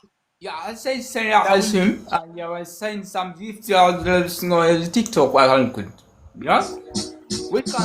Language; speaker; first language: English; non-native, learner; Swahili